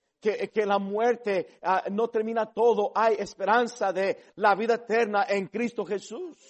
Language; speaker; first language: Spanish; early bilingual, heritage; Spanish